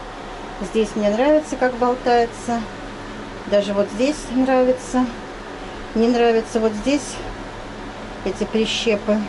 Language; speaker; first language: Russian; native; Russian